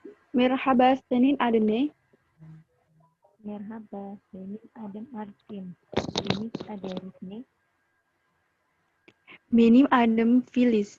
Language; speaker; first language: Turkish; non-native, learner; Indonesian